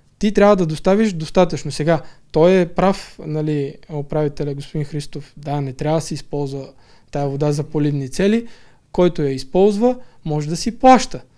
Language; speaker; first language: Bulgarian; native; Bulgarian